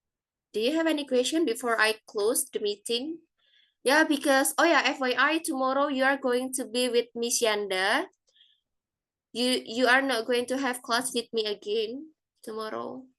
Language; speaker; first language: English; non-native, fluent; Indonesian